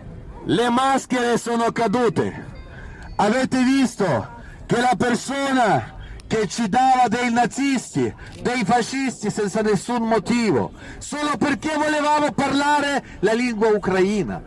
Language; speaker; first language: Italian; non-native, fluent; Ukrainian